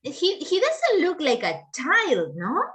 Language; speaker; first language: English; non-native, fluent; Spanish